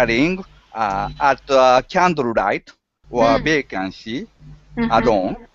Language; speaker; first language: English; non-native, learner; Japanese